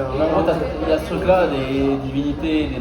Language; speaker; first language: French; native; French